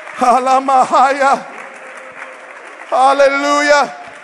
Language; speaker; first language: Spanish; non-native, learner; English